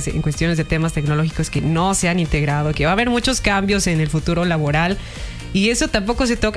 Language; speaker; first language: Spanish; native; Spanish